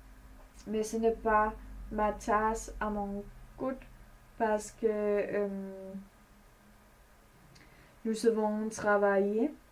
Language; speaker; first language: French; non-native, learner; Danish